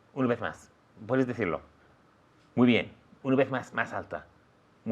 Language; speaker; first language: Spanish; non-native, fluent; English